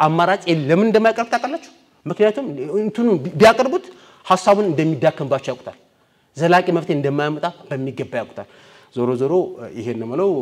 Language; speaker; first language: Amharic; non-native, local second language; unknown